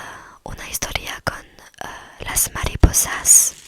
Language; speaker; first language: Spanish; non-native, learner; French